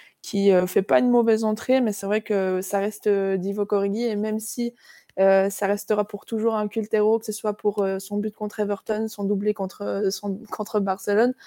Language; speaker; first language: French; native; French